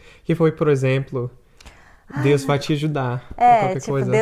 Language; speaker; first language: Portuguese; non-native, fluent; English